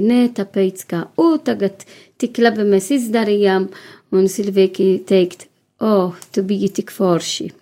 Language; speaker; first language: Latvian; non-native, learner; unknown